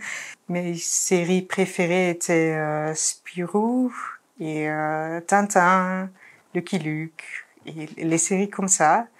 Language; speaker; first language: French; non-native, fluent; Dutch